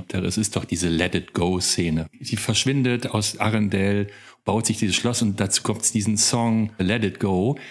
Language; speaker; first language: German; native; German